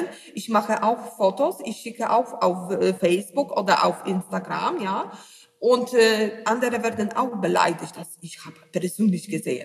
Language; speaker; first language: German; non-native, learner; Polish